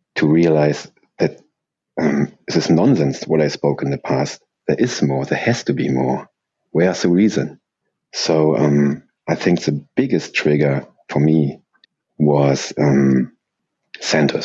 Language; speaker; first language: English; non-native, fluent; German